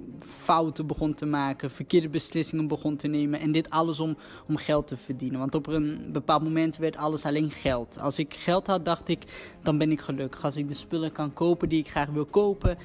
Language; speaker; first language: Dutch; early bilingual, other home language; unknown